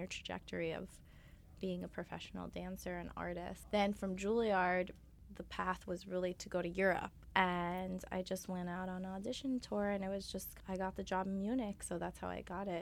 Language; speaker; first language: English; native; English